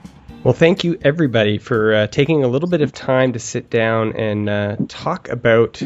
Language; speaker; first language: English; native; English